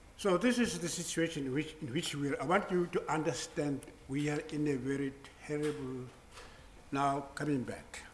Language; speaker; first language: English; non-native, local second language; Southern Sotho